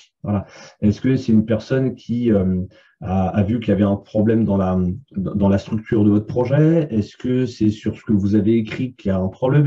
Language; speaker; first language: French; native; French